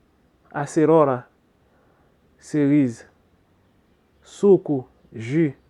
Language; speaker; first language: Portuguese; non-native, fluent; Haitian Creole